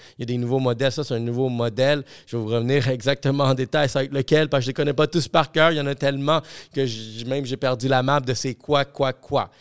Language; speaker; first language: French; non-native, fluent; English